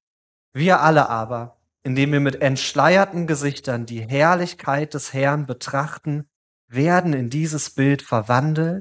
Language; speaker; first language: German; native; German